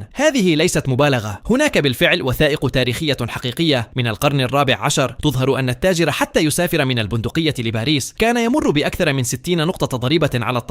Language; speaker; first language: Arabic; native; Arabic